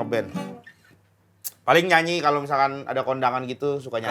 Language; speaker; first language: Indonesian; native; Indonesian